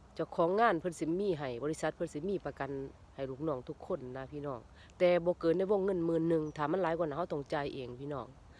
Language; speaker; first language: Thai; native; Thai